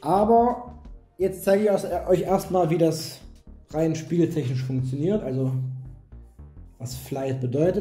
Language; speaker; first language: German; native; German